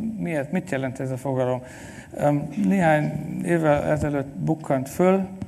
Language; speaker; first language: Hungarian; non-native, fluent; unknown